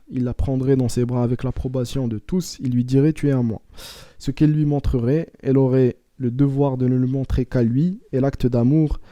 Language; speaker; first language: French; non-native, local second language; Arabic